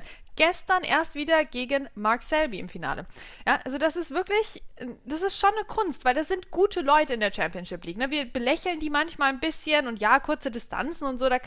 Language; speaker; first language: German; native; German